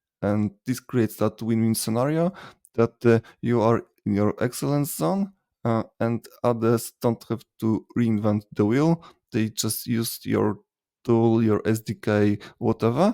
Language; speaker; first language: English; non-native, fluent; Polish